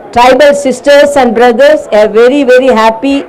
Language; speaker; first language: Telugu; non-native, local second language; Tamil